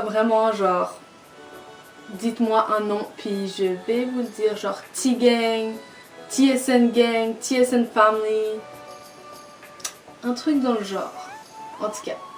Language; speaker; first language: French; native; French